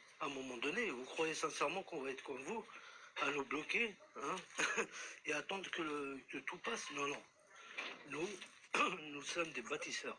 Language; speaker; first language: French; non-native, local second language; Arabic